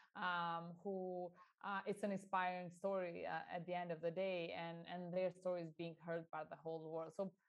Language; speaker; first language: English; non-native, fluent; Albanian